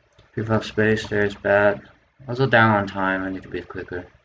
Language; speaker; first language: English; non-native, fluent; Chinese